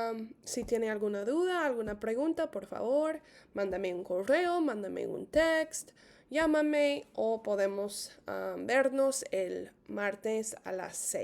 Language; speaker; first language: Spanish; non-native, fluent; English